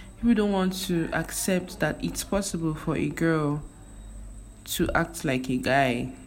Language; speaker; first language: English; non-native, local second language; Igbo